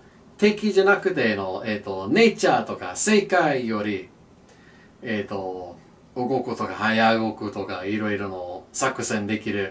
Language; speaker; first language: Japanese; non-native, learner; English